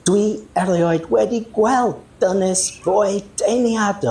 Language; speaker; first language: Welsh; non-native, learner; English